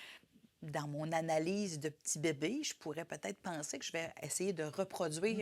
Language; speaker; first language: French; native; French